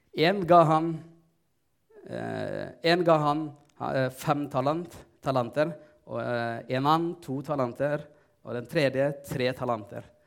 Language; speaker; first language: Norwegian; non-native, fluent; Tigrinya